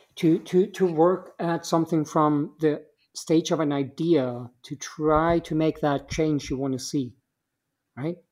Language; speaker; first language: English; non-native, fluent; Swedish